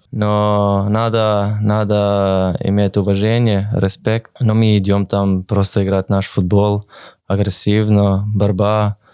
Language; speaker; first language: Russian; non-native, learner; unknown